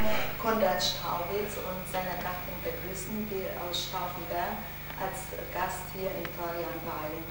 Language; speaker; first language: German; non-native, local second language; Hungarian